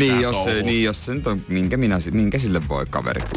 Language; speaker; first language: Finnish; native; Finnish